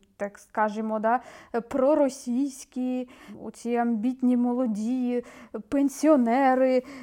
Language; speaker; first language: Ukrainian; native; Ukrainian